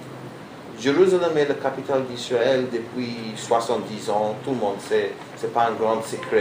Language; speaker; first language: French; non-native, learner; Hebrew